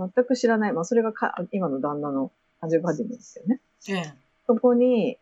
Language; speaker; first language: Japanese; native; Japanese